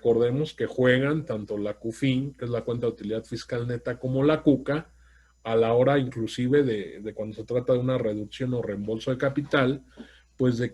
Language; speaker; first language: Spanish; native; Spanish